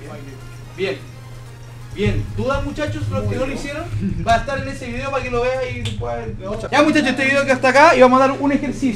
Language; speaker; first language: Spanish; native; Spanish